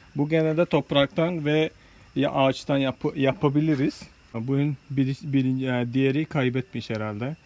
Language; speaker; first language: Turkish; non-native, fluent; Malayalam